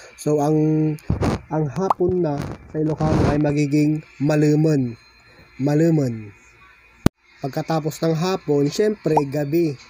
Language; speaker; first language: Filipino; non-native, local second language; Iloko